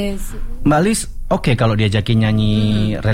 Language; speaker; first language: Indonesian; native; Indonesian